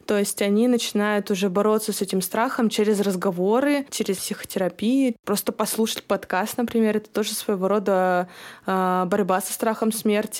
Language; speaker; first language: Russian; native; Russian